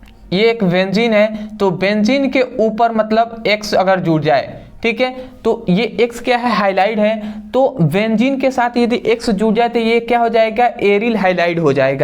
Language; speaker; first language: Hindi; native; Hindi